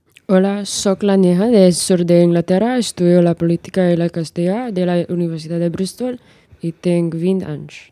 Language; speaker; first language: Catalan; non-native, learner; English